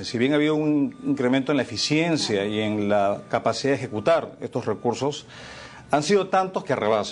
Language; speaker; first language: Spanish; native; Spanish